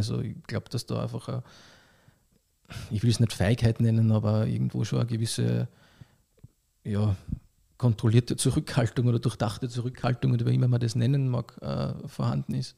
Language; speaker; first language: German; native; German